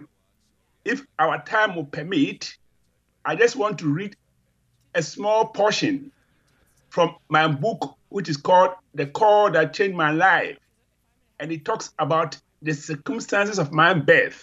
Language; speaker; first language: English; non-native, local second language; Akan